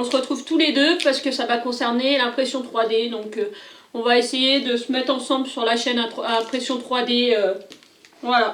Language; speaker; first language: French; native; French